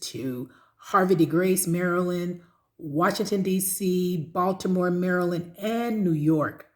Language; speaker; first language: English; native; English